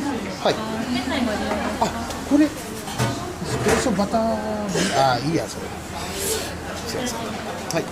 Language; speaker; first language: Japanese; non-native, learner; English